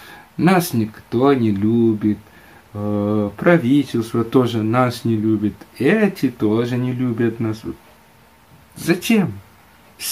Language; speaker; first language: Russian; non-native, fluent; Indonesian